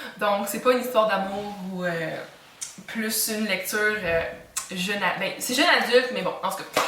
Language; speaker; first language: French; native; French